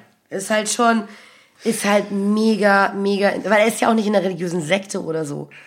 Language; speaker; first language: German; native; German